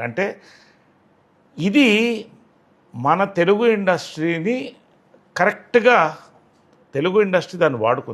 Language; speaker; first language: Telugu; native; Telugu